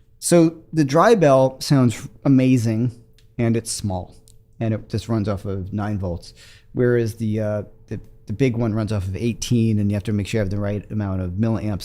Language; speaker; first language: English; native; English